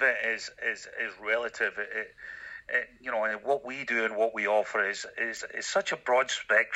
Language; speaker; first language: English; native; English